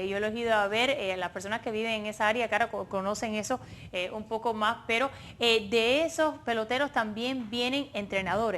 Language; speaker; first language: Spanish; early bilingual, other home language; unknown